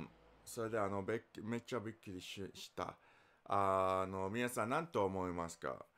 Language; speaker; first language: Japanese; non-native, learner; English